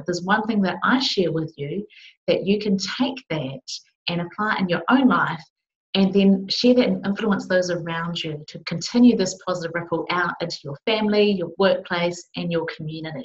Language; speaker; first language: English; native; English